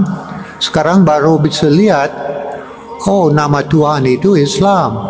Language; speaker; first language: Indonesian; non-native, fluent; English